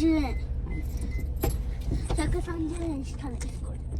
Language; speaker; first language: Japanese; early bilingual, other home language; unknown